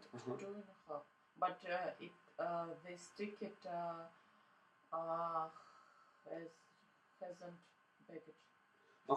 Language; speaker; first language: English; non-native, learner; Russian